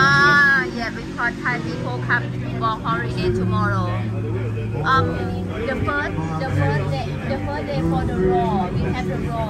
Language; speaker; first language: English; non-native, learner; Thai